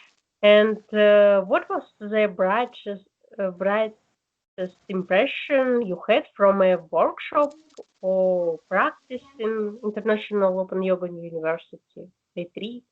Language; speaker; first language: English; non-native, learner; Russian